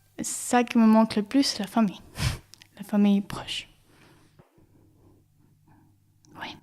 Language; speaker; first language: French; non-native, fluent; Spanish